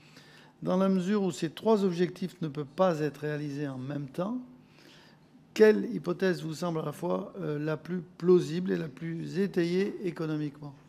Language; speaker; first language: French; native; French